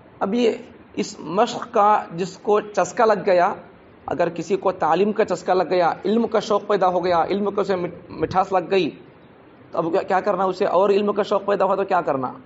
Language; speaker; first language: Urdu; native; Urdu